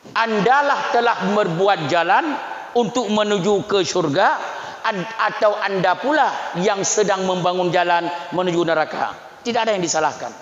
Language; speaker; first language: Malay; non-native, local second language; Achinese